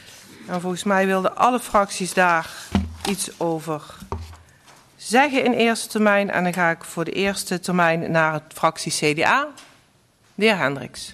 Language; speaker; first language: Dutch; native; Dutch